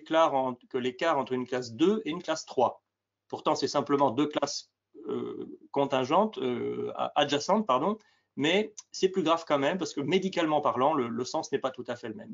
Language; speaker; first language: French; native; French